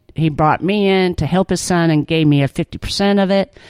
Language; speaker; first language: English; native; English